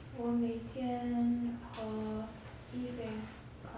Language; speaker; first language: Chinese; non-native, learner; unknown